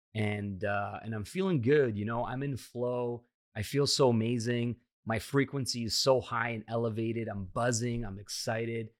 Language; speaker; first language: English; early bilingual, heritage; Hungarian